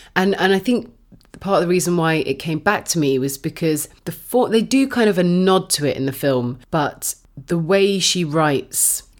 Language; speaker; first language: English; native; English